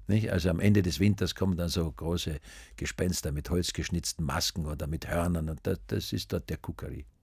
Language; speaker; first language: German; native; German